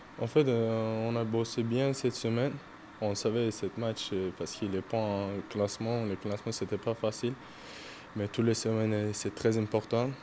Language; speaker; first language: French; non-native, learner; Turkish